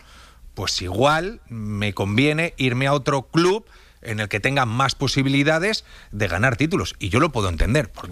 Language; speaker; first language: Spanish; native; Spanish